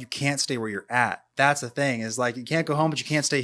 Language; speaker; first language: English; native; English